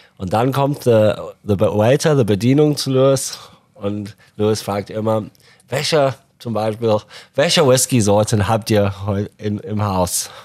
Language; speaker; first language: German; non-native, fluent; English